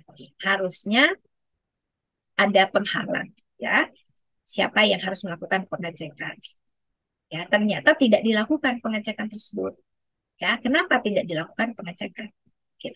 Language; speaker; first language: Indonesian; native; Indonesian